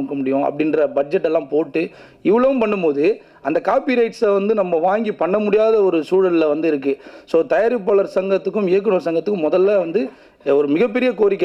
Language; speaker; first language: Tamil; native; Tamil